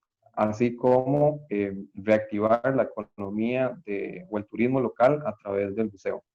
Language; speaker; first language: Spanish; native; Spanish